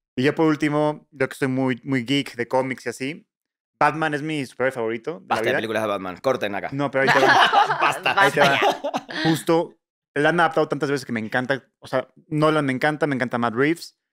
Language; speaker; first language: Spanish; native; Spanish